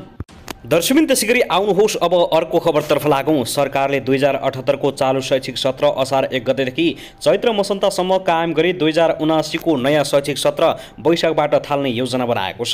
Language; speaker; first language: Nepali; native; Nepali